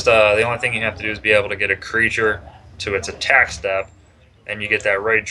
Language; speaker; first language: English; native; English